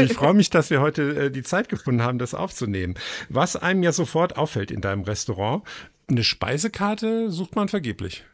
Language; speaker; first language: German; native; German